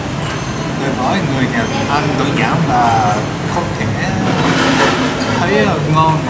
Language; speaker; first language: Vietnamese; non-native, learner; Japanese